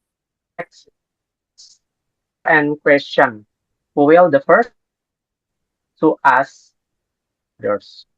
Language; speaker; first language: English; non-native, learner; Indonesian